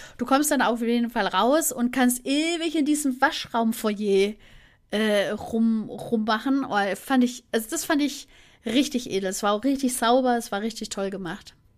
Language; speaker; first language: German; native; German